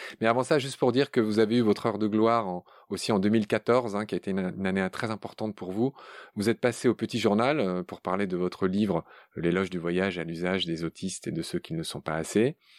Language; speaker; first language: French; native; French